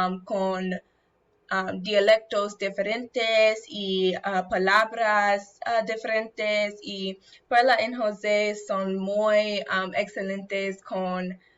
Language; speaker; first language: Spanish; non-native, learner; English